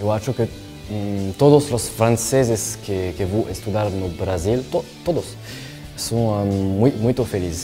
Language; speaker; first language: Portuguese; non-native, learner; French